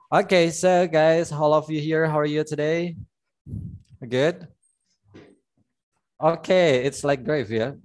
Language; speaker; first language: English; non-native, fluent; Indonesian